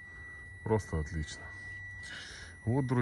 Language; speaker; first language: Russian; native; Russian